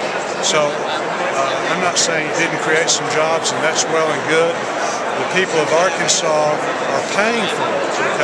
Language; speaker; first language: English; native; English